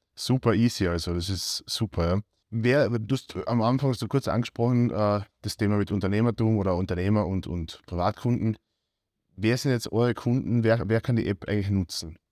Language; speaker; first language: German; native; German